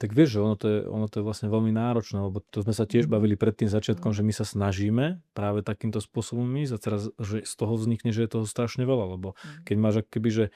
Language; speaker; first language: Slovak; native; Slovak